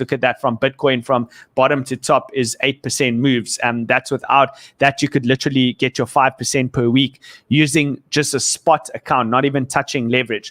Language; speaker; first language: English; native; English